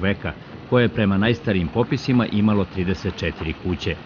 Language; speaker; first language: Serbian; native; Serbian